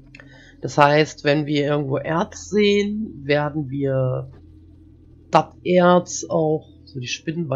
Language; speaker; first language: German; native; German